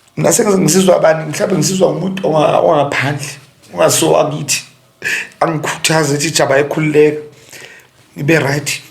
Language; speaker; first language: Zulu; native; Zulu